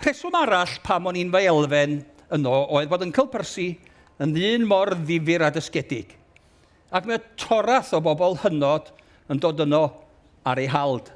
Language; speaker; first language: Welsh; native; Welsh